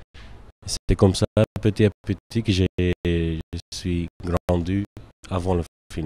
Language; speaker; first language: French; non-native, local second language; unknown